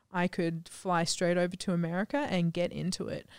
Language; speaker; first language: English; native; English